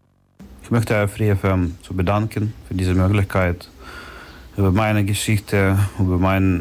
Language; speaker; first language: German; non-native, learner; Ukrainian